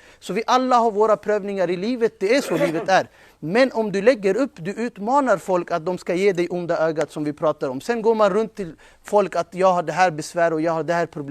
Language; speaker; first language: Swedish; non-native, fluent; Urdu